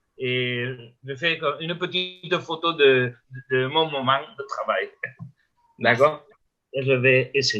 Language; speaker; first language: French; non-native, learner; Spanish